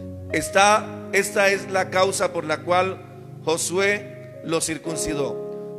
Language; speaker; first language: Spanish; native; Spanish